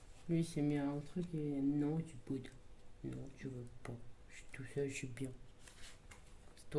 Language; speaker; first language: French; native; French